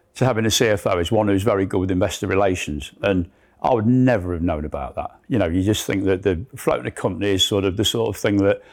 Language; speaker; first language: English; native; English